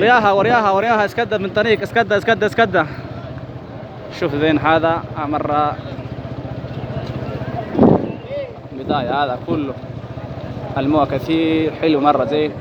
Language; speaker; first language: Arabic; non-native, learner; Oromo